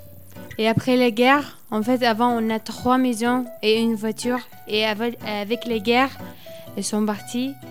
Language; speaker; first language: French; non-native, learner; Arabic